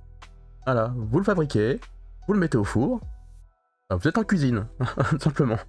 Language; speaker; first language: French; native; French